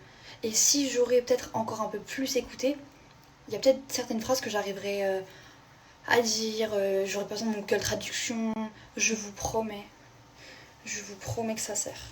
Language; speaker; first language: French; native; French